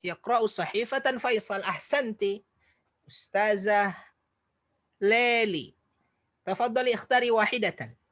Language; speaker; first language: Arabic; non-native, fluent; Indonesian